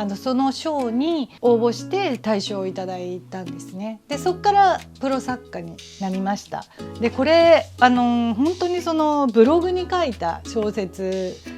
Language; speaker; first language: Japanese; native; Japanese